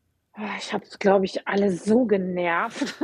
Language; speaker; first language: German; native; German